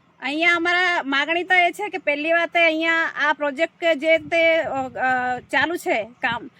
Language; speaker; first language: Gujarati; non-native, local second language; Gamit